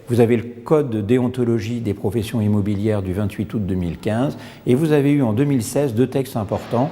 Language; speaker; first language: French; native; French